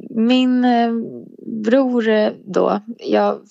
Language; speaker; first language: Swedish; native; Swedish